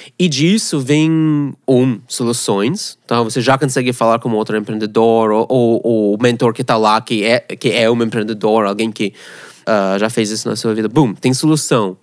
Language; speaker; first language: Portuguese; non-native, fluent; Russian